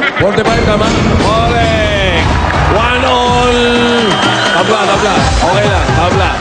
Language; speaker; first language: Filipino; native; Filipino